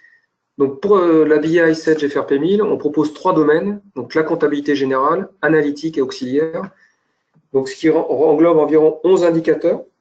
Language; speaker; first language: French; native; French